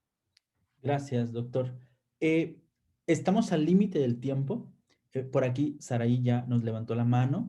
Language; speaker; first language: Spanish; native; Spanish